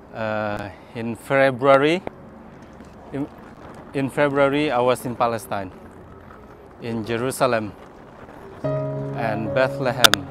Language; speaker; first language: English; non-native, fluent; Indonesian